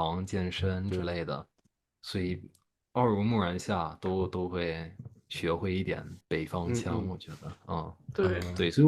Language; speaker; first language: Chinese; non-native, fluent; English